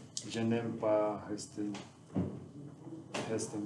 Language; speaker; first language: French; non-native, learner; Portuguese